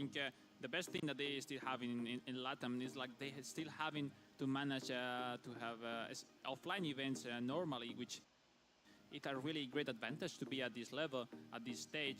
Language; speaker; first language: English; non-native, fluent; Spanish